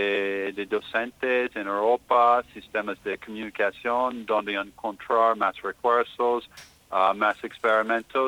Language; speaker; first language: Spanish; non-native, learner; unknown